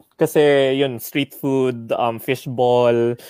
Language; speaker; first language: Filipino; native; Filipino